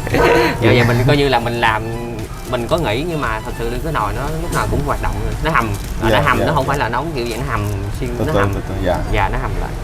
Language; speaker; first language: Vietnamese; native; Vietnamese